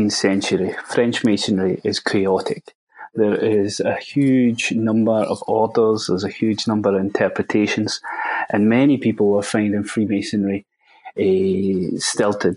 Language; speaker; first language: English; native; English